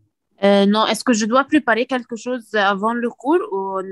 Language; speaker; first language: French; non-native, learner; Arabic